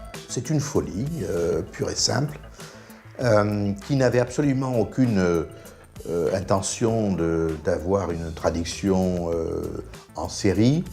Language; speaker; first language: French; native; French